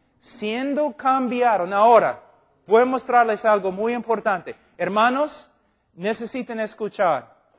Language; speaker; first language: Spanish; non-native, fluent; English